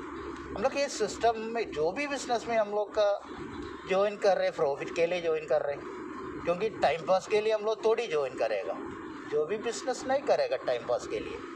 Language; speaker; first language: Hindi; non-native, local second language; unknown